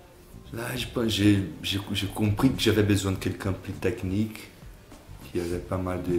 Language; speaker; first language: French; non-native, fluent; Portuguese